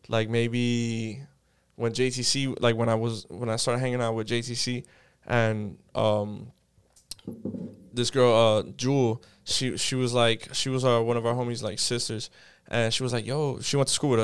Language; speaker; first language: English; early bilingual, other home language; Spanish